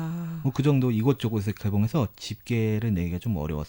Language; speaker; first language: Korean; native; Korean